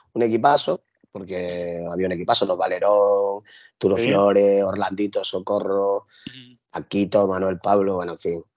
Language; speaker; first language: Spanish; native; Spanish